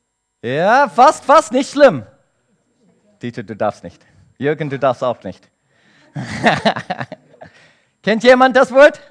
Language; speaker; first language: German; non-native, learner; English